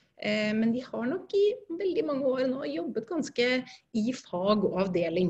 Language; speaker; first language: Norwegian; native; Norwegian